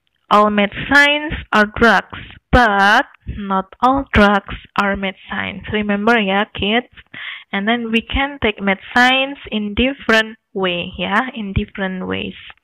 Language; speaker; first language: English; non-native, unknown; Indonesian